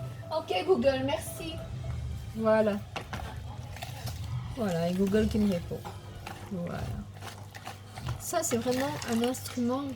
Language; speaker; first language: French; native; French